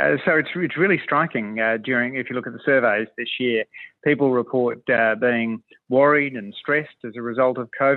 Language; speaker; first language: English; native; English